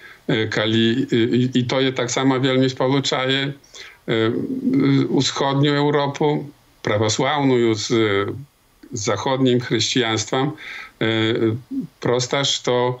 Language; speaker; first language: Polish; non-native, local second language; Belarusian